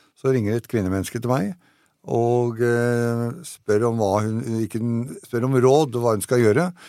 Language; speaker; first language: Norwegian; native; Norwegian